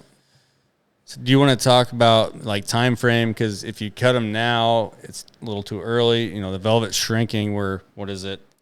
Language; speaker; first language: English; native; English